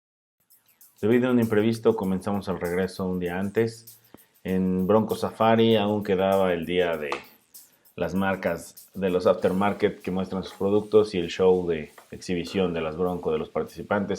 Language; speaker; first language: Spanish; native; Spanish